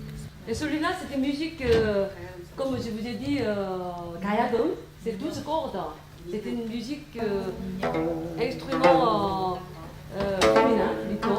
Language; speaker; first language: French; non-native, fluent; Korean